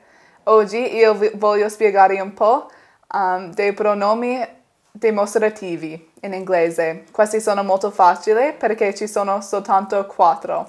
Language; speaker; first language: Italian; non-native, fluent; English